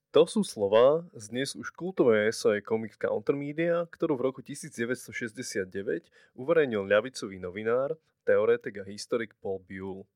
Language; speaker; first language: Slovak; native; Slovak